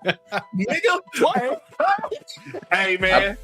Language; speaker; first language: English; native; English